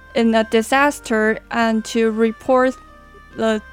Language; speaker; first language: English; non-native, learner; Chinese